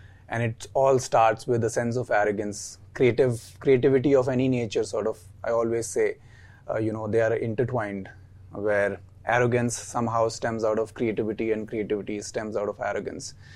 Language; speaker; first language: English; non-native, local second language; Hindi